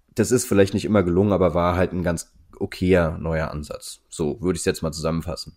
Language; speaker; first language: German; native; German